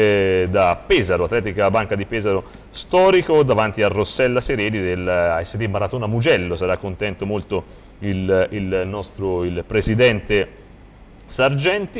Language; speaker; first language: Italian; native; Italian